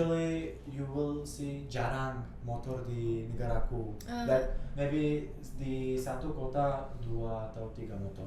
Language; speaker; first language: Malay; non-native, learner; Tajik